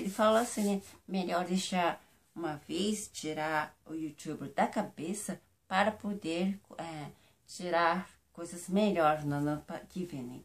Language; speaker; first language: Portuguese; non-native, fluent; Japanese